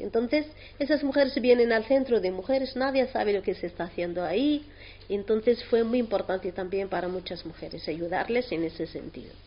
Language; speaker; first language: Spanish; non-native, local second language; Arabic